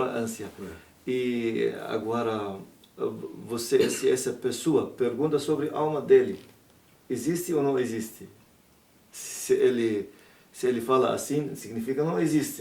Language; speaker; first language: Portuguese; non-native, learner; Arabic